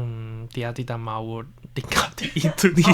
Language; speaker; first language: Indonesian; non-native, learner; Chinese